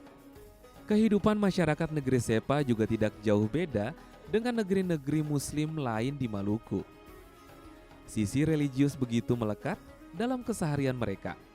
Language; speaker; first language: Indonesian; native; Indonesian